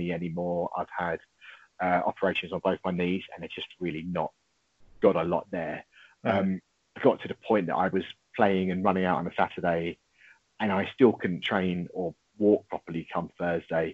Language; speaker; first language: English; native; English